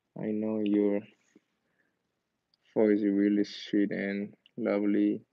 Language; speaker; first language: English; non-native, learner; Korean